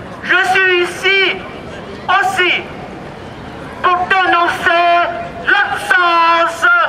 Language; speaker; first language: French; non-native, fluent; Lao